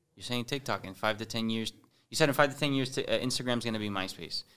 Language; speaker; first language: English; early bilingual, other home language; Spanish